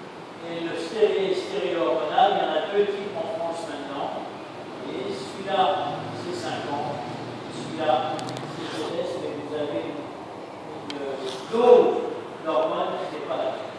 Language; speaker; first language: French; native; French